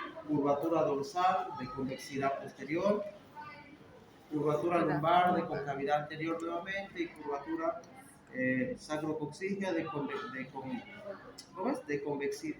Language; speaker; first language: Spanish; native; Spanish